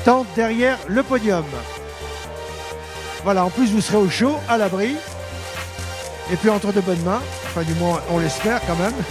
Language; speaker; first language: French; native; French